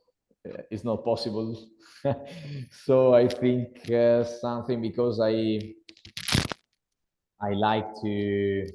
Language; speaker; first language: English; non-native, learner; Italian